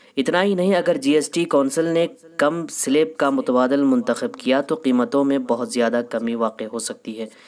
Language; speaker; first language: Urdu; native; Urdu